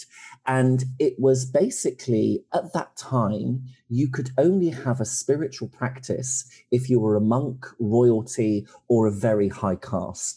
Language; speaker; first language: English; native; English